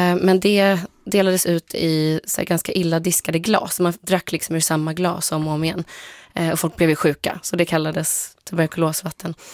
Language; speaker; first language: Swedish; early bilingual, other home language; Polish